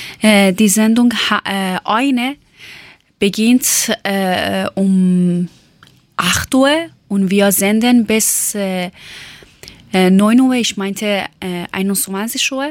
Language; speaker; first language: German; non-native, learner; Persian